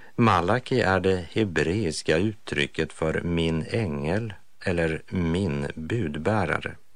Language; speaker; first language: Swedish; native; Swedish